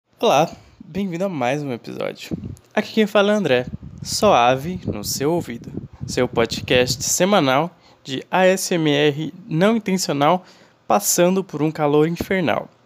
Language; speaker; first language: Portuguese; non-native, fluent; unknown